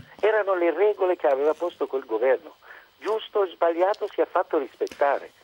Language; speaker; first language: Italian; non-native, fluent; Persian